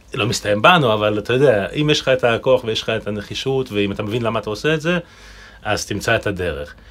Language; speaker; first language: Hebrew; non-native, fluent; Russian